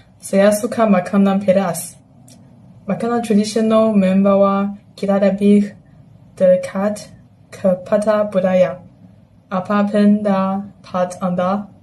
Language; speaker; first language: Indonesian; non-native, learner; Chinese